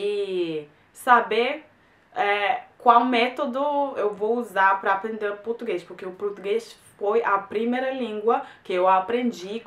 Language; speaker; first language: Portuguese; non-native, fluent; German